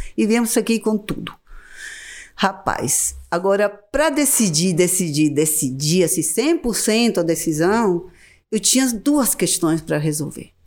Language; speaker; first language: Portuguese; non-native, fluent; Spanish